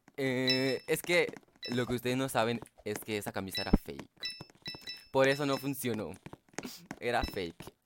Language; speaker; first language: Spanish; native; Spanish